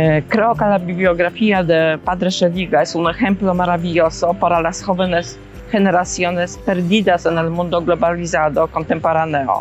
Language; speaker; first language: Spanish; non-native, fluent; Polish